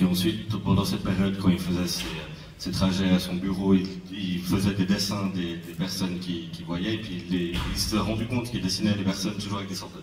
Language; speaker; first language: French; native; French